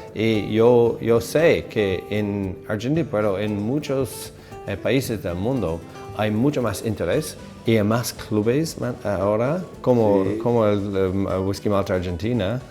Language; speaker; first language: Spanish; non-native, fluent; English